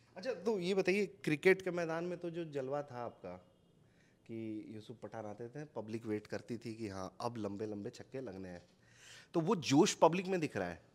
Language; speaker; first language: Hindi; native; Hindi